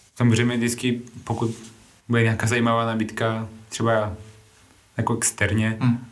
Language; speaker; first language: Czech; non-native, fluent; Spanish